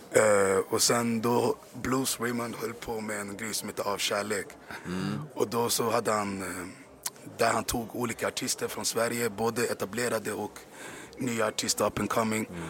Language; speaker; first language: Swedish; native; Swedish